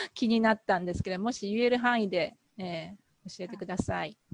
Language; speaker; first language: Japanese; native; Japanese